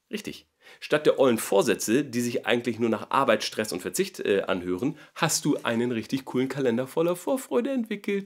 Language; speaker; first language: German; native; German